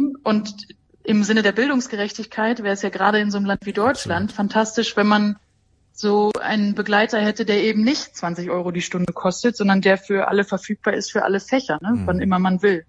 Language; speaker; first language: German; native; German